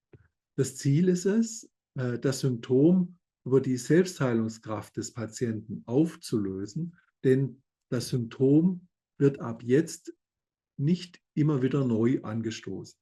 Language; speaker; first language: German; native; German